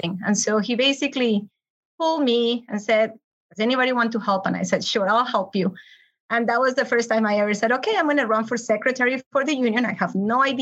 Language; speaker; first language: English; non-native, fluent; Spanish